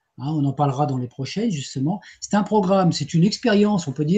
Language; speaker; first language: French; native; French